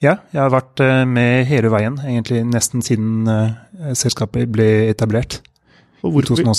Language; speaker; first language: Norwegian; non-native, fluent; French